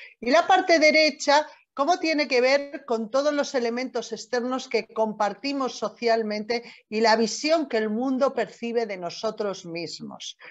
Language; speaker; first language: Spanish; native; Spanish